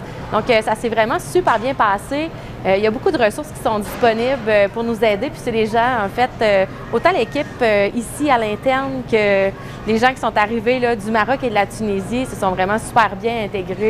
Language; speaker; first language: French; native; French